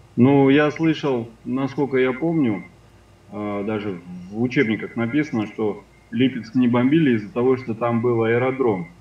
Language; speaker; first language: Russian; native; Russian